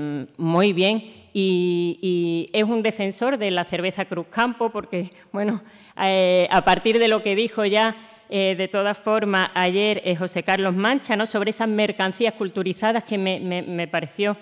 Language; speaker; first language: Spanish; native; Spanish